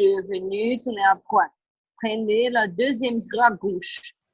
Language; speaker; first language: French; non-native, learner; Portuguese